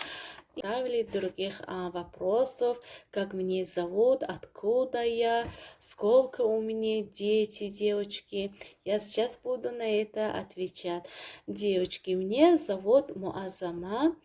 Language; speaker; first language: Russian; non-native, learner; Tajik